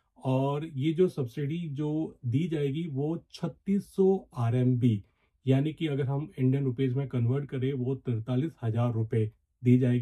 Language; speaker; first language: Hindi; native; Hindi